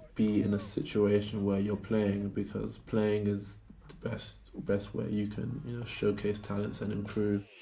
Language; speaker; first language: English; native; English